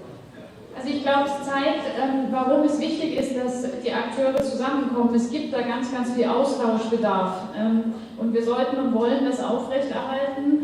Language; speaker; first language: German; native; German